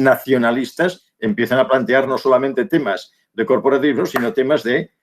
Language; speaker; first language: Spanish; native; Spanish